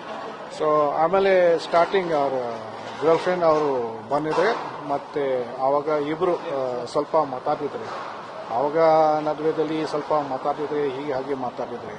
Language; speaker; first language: Kannada; non-native, fluent; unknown